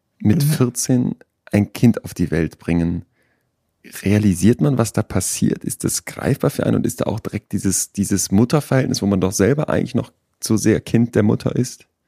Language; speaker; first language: German; native; German